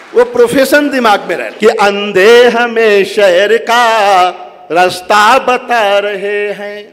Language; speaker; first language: Hindi; native; Hindi